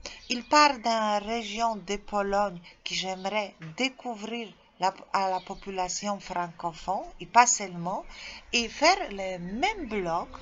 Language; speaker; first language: French; non-native, fluent; Polish